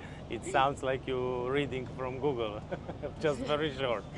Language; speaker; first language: English; non-native, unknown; Polish